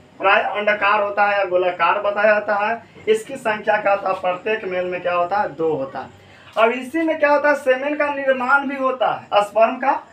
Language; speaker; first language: Hindi; native; Hindi